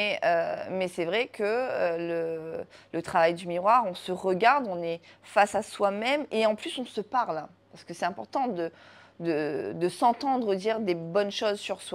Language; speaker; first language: French; native; French